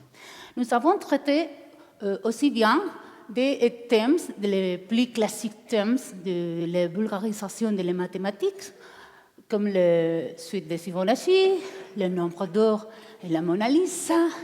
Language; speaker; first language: French; non-native, learner; Spanish